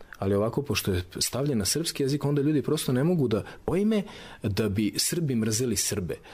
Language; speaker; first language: Serbian; native; Serbian